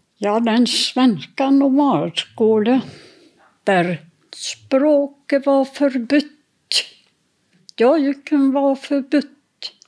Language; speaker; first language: Norwegian; non-native, fluent; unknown